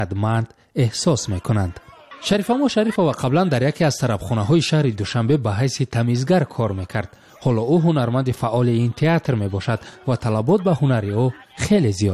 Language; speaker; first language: Tajik; native; Tajik